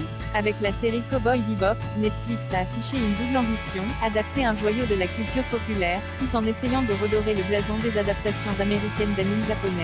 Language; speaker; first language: French; native; French